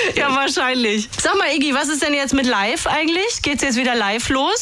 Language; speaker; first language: German; native; German